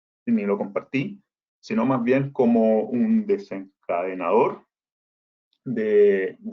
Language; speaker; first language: Spanish; native; Spanish